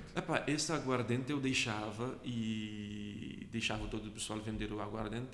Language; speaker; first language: Portuguese; non-native, local second language; Kabuverdianu